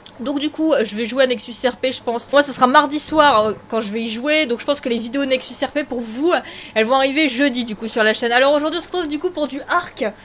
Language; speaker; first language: French; native; French